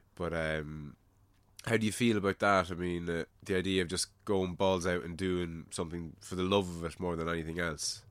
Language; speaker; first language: English; native; English